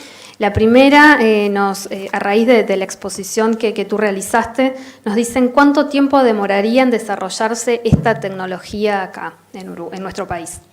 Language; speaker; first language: Spanish; native; Spanish